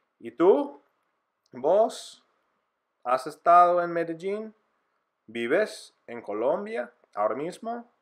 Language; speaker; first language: Spanish; non-native, fluent; English